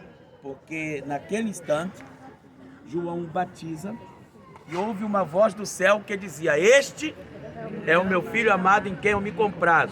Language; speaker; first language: Portuguese; native; Portuguese